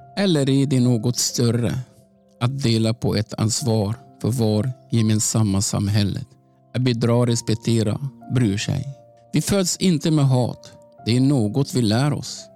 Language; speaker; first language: Swedish; non-native, fluent; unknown